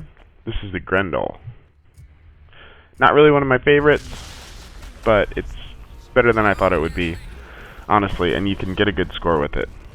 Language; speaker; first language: English; native; English